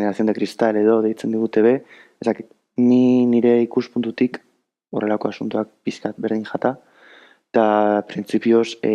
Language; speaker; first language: Basque; native; Basque